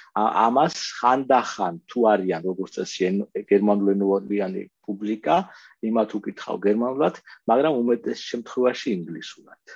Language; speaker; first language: Georgian; native; Georgian